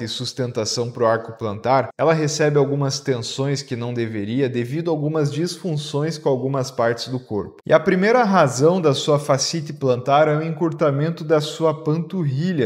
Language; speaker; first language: Portuguese; native; Portuguese